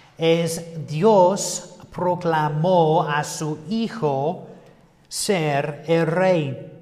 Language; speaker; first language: Spanish; non-native, fluent; English